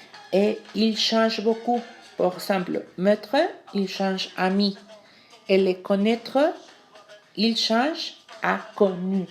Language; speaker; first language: French; non-native, learner; Spanish